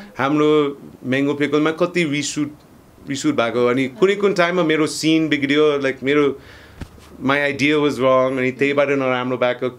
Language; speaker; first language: Nepali; non-native, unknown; English